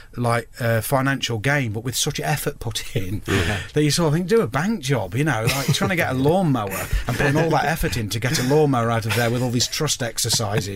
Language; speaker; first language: English; native; English